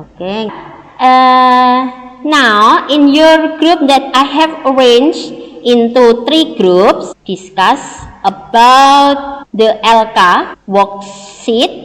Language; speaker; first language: English; non-native, learner; Indonesian